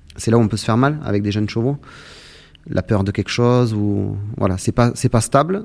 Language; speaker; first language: French; native; French